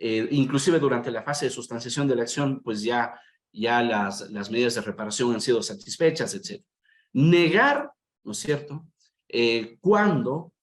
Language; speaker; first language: Spanish; native; Spanish